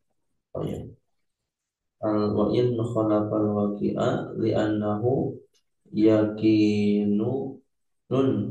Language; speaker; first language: Arabic; non-native, learner; Indonesian